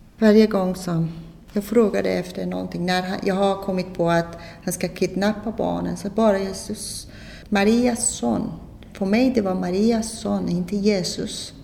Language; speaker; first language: Swedish; non-native, fluent; Persian